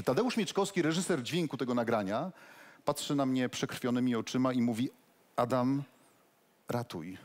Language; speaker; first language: Polish; native; Polish